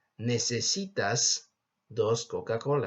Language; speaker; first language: Spanish; non-native, fluent; English